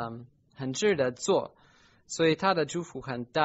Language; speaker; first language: Chinese; non-native, fluent; English